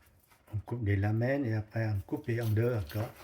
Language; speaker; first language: French; non-native, learner; Vietnamese